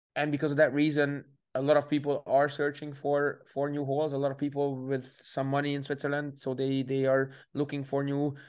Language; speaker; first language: English; native; English